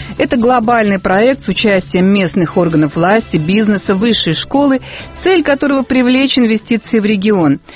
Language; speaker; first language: Russian; native; Russian